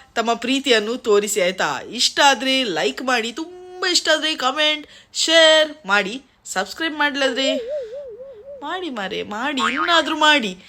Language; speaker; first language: Kannada; native; Kannada